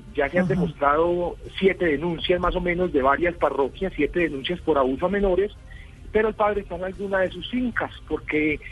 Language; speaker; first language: Spanish; native; Spanish